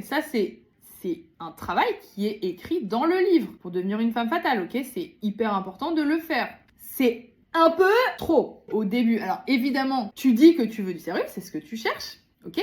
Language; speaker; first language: French; native; French